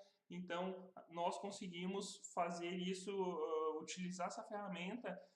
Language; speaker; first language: Portuguese; native; Portuguese